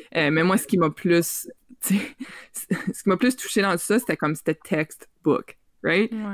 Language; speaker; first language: French; native; French